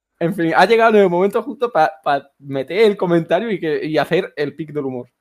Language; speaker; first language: Spanish; native; Spanish